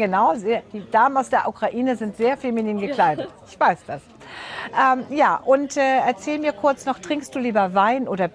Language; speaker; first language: German; native; German